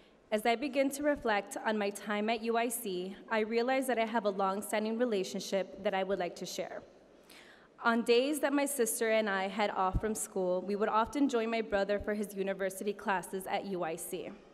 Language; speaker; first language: English; early bilingual, other home language; Spanish